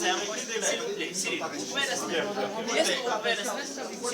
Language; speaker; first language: French; non-native, learner; Russian